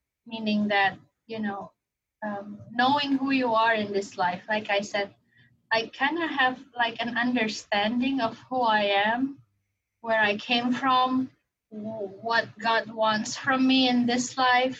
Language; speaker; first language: English; non-native, fluent; Indonesian